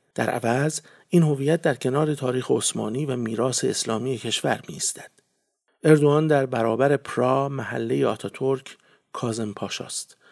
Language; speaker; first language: Persian; native; Persian